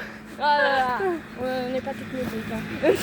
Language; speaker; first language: French; native; French